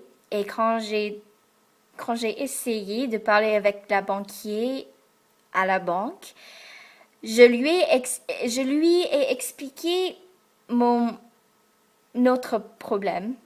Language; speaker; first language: French; non-native, fluent; English